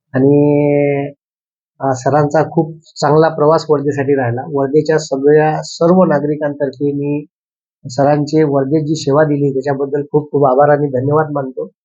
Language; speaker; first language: Marathi; native; Marathi